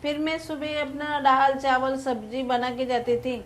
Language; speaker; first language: Hindi; non-native, local second language; Marathi